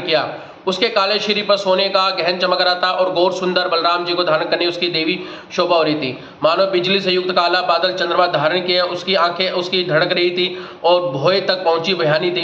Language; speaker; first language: Hindi; native; Hindi